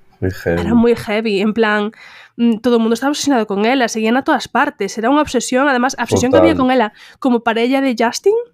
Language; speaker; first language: Galician; non-native, local second language; Spanish